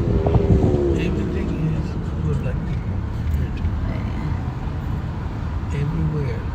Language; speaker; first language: English; non-native, learner; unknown